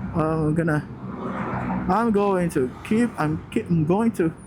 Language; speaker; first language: English; non-native, local second language; Filipino